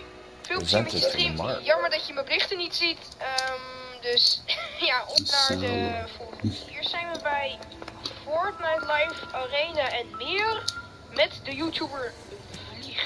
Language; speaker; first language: Dutch; native; Dutch